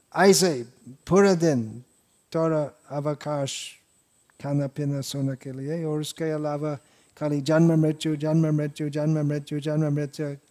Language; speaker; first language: Hindi; non-native, fluent; English